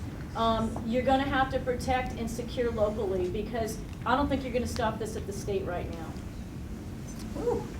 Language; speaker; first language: English; native; English